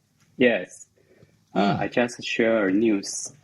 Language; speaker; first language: English; non-native, learner; Chinese